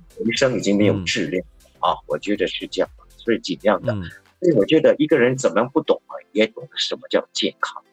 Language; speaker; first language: Chinese; native; Chinese